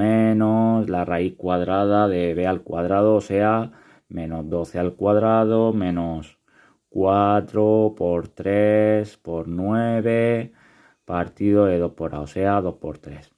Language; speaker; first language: Spanish; native; Spanish